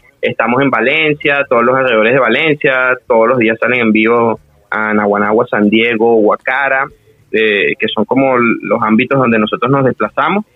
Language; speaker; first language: Spanish; native; Spanish